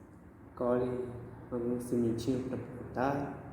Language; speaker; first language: Portuguese; non-native, local second language; Guarani